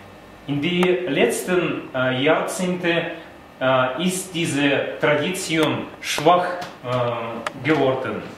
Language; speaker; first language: German; non-native, learner; Russian